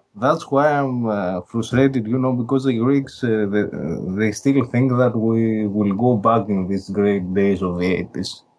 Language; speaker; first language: English; non-native, fluent; Greek